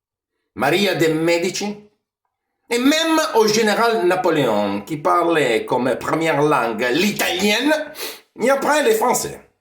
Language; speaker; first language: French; non-native, fluent; Italian